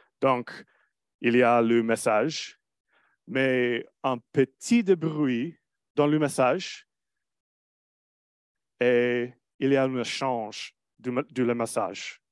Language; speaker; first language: French; non-native, learner; English